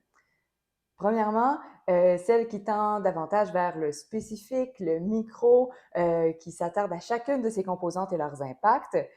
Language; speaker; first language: French; native; French